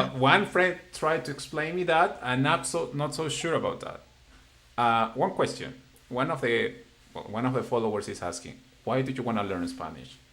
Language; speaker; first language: English; non-native, fluent; Spanish